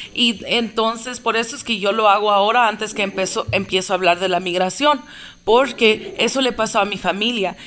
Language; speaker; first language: Spanish; early bilingual, heritage; Spanish